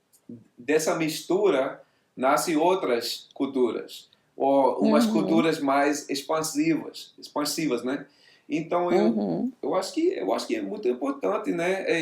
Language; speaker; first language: Portuguese; non-native, fluent; English